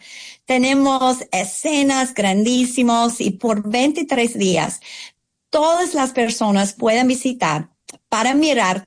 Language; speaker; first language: Spanish; non-native, fluent; English